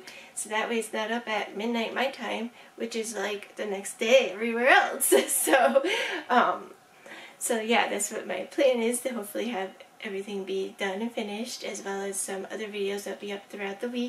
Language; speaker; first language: English; native; English